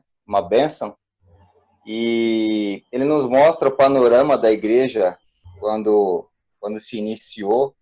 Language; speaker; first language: Portuguese; native; Portuguese